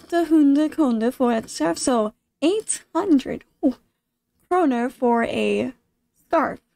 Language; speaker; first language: Norwegian; non-native, learner; English